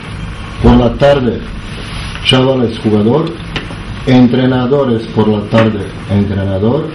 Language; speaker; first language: Spanish; non-native, learner; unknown